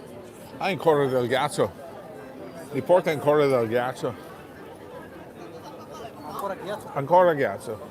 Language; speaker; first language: Italian; non-native, fluent; English